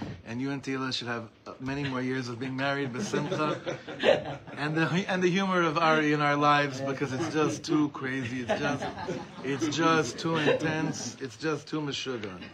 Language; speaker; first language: English; native; English